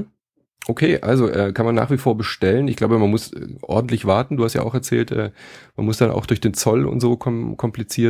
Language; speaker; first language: German; native; German